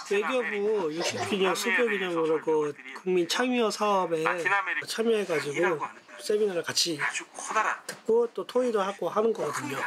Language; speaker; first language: Korean; native; Korean